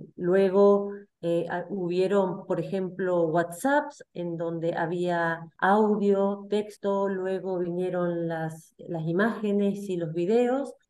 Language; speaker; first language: Spanish; native; Spanish